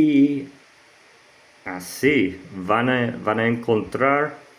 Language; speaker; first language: Spanish; non-native, learner; English